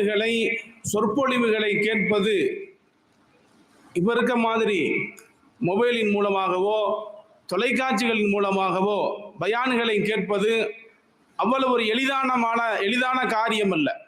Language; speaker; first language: Tamil; native; Tamil